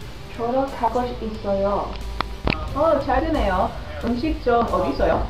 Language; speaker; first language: Korean; non-native, learner; English